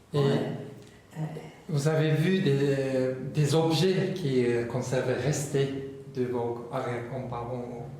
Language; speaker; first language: French; non-native, learner; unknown